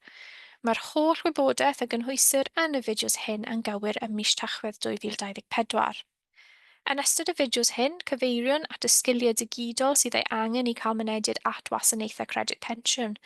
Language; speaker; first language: Welsh; native; Welsh